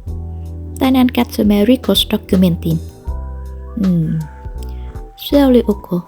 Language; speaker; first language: Finnish; non-native, learner; Vietnamese